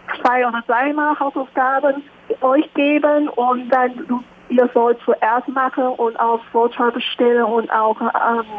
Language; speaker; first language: German; non-native, learner; Chinese